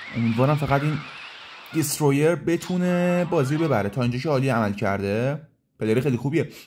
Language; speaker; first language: Persian; native; Persian